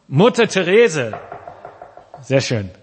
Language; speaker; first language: German; non-native, fluent; English